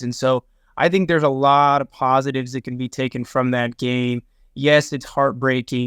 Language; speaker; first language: English; native; English